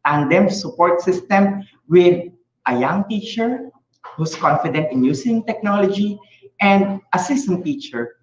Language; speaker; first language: English; non-native, local second language; Filipino